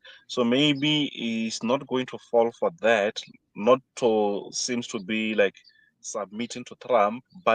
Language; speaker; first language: English; non-native, fluent; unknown